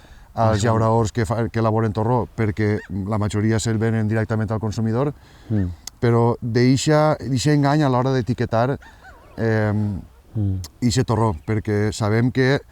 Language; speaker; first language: Catalan; native; Catalan